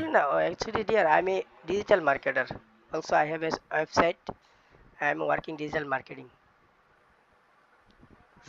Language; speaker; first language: English; non-native, learner; Bangla